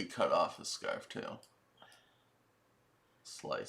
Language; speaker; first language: English; native; English